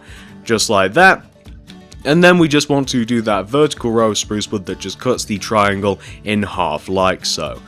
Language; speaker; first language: English; native; English